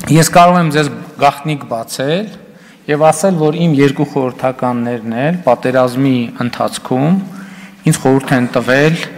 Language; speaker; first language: Armenian; native; Armenian